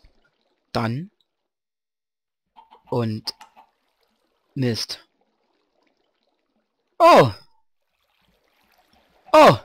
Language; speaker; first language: German; native; German